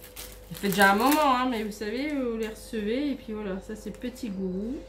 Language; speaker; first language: French; native; French